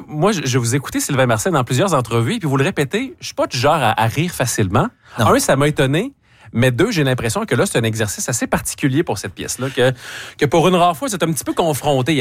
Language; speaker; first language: French; native; French